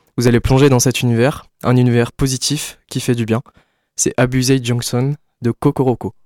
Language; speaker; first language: French; native; French